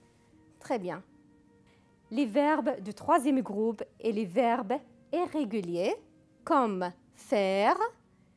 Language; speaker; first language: French; non-native, fluent; Arabic